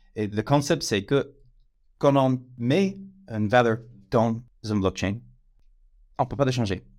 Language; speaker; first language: French; non-native, fluent; English